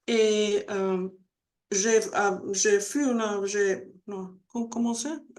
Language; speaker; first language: French; non-native, learner; Spanish